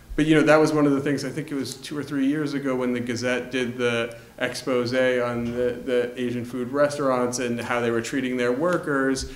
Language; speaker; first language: English; native; English